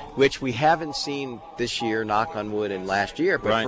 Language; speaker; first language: English; native; English